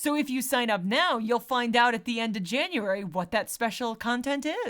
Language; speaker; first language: English; native; English